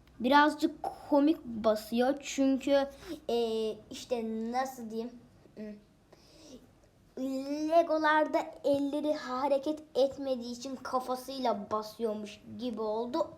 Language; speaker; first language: Turkish; native; Turkish